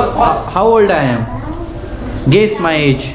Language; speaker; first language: English; non-native, learner; Hindi